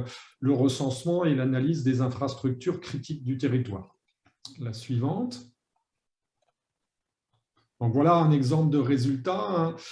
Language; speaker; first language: French; native; French